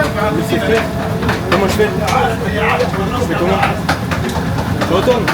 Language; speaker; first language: French; native; French